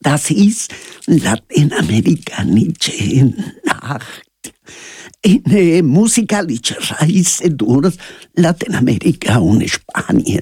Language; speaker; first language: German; non-native, learner; Spanish